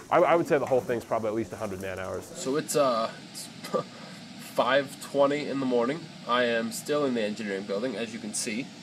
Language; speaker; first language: English; native; English